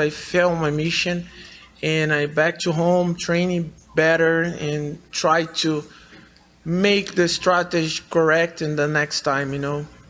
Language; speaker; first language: English; non-native, learner; Portuguese